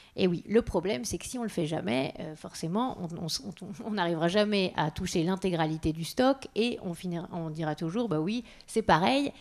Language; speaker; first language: French; native; French